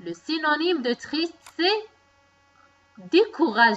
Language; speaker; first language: French; non-native, local second language; Arabic